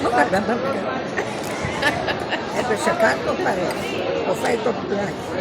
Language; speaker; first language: Greek; non-native, learner; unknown